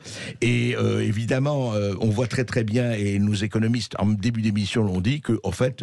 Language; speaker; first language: French; native; French